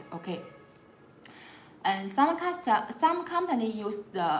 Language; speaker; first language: English; non-native, learner; Chinese